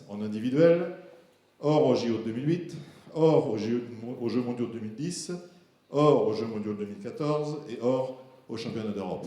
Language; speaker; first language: French; native; French